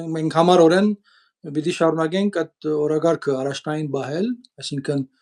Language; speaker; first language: Armenian; early bilingual, heritage; Armenian